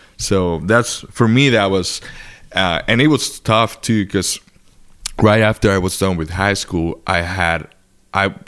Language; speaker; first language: English; non-native, fluent; Spanish